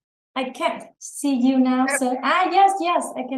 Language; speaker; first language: English; non-native, learner; Vietnamese